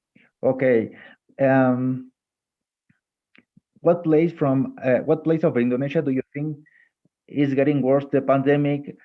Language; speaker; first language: English; non-native, fluent; Spanish